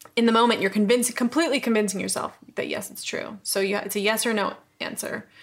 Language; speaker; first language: English; native; English